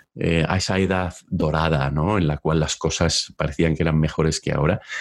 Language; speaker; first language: Spanish; native; Spanish